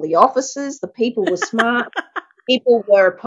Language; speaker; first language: English; native; English